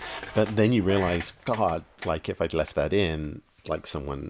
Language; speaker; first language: English; native; English